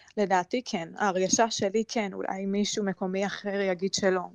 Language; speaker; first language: Hebrew; native; Hebrew